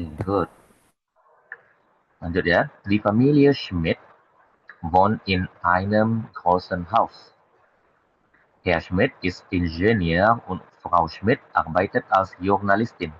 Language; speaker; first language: German; non-native, fluent; Indonesian